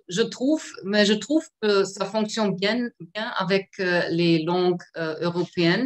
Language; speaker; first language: French; non-native, fluent; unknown